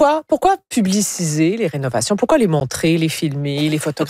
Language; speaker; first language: French; native; French